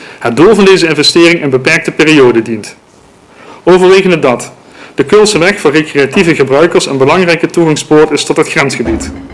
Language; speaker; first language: Dutch; native; Dutch